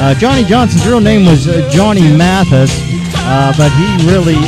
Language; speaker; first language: English; native; English